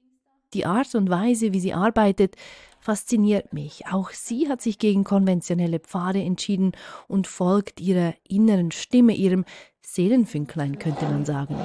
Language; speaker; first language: German; native; German